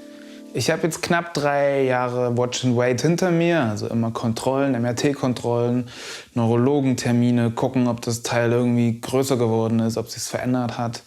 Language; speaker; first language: German; native; German